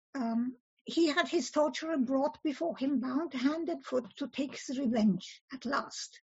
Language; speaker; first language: English; early bilingual, other home language; Polish